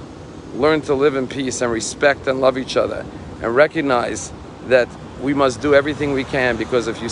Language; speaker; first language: English; native; English